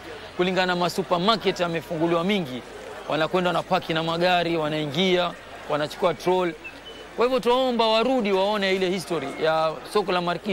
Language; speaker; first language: Swahili; native; Swahili